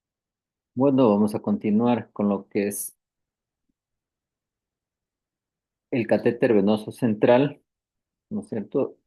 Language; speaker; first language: Spanish; native; Spanish